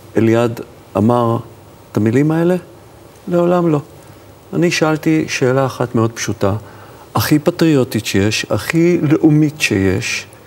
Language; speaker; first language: Hebrew; native; Hebrew